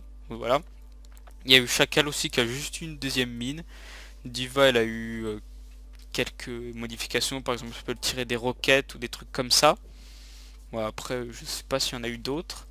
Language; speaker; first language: French; native; French